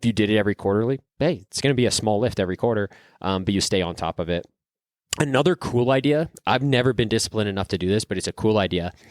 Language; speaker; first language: English; native; English